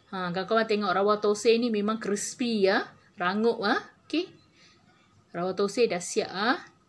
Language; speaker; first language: Malay; non-native, local second language; Tamil